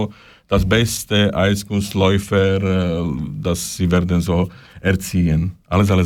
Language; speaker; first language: German; non-native, learner; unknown